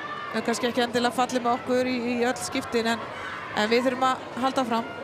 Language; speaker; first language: Icelandic; native; Icelandic